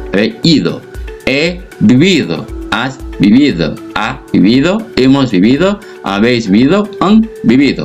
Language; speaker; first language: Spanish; non-native, fluent; French